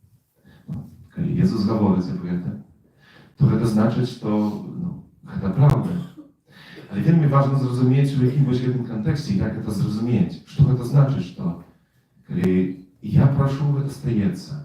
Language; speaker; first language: Polish; non-native, learner; Russian